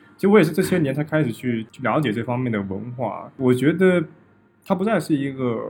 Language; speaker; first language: Chinese; native; Chinese